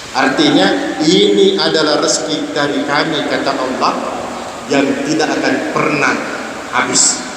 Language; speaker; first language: Malay; non-native, local second language; Buginese